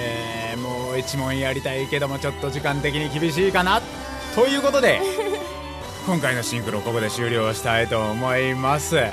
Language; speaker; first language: Japanese; native; Japanese